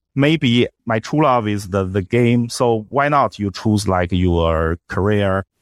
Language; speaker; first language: English; non-native, fluent; Chinese